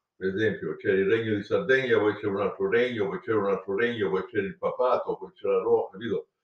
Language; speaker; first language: Italian; native; Italian